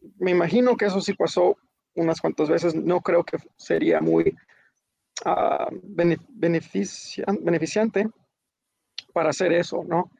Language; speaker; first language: Spanish; early bilingual, heritage; Spanish